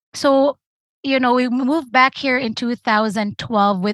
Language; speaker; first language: English; non-native, local second language; Cebuano